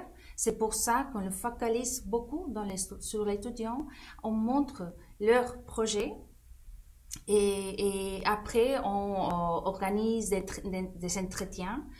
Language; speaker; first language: French; non-native, fluent; Spanish